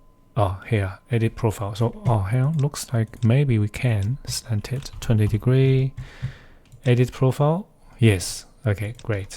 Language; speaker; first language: English; non-native, fluent; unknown